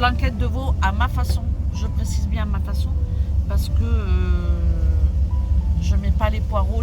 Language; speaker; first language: French; native; French